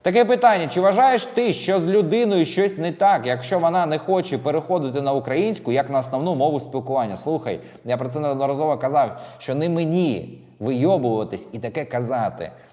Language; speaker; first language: Ukrainian; non-native, local second language; Russian